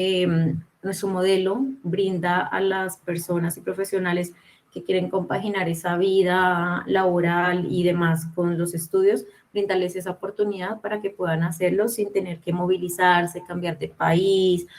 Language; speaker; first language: Spanish; native; Spanish